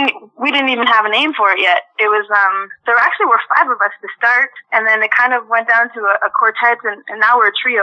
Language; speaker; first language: English; non-native, fluent; French